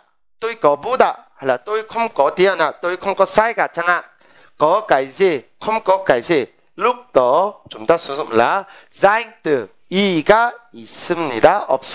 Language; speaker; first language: Vietnamese; non-native, fluent; Korean